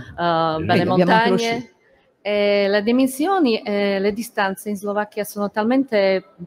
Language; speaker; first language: Italian; non-native, fluent; Slovak